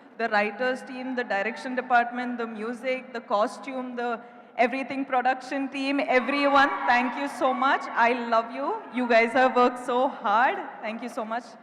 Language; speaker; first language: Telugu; non-native, local second language; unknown